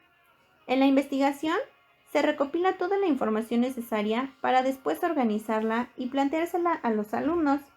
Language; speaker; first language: Spanish; native; Spanish